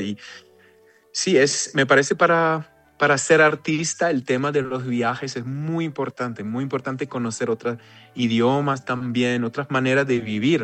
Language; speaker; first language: Spanish; non-native, fluent; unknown